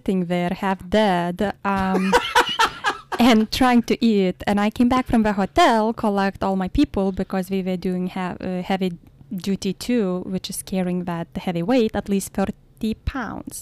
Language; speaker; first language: English; non-native, fluent; Lithuanian